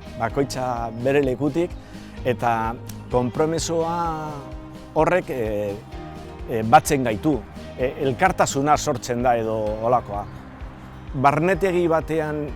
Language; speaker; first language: Basque; non-native, local second language; Spanish